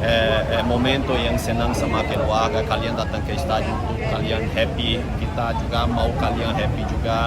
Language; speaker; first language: Indonesian; non-native, fluent; Portuguese